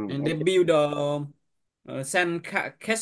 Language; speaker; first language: English; non-native, learner; Vietnamese